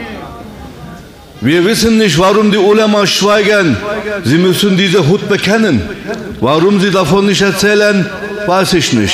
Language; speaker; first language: German; non-native, fluent; Turkish